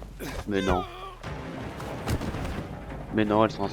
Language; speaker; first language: French; native; French